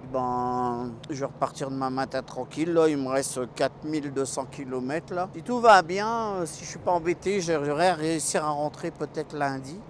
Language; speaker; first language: French; native; French